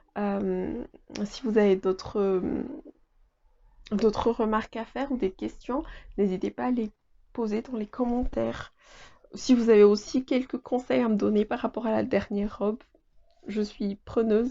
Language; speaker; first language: French; native; French